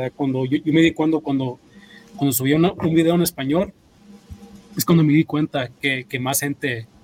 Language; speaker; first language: Spanish; early bilingual, heritage; Spanish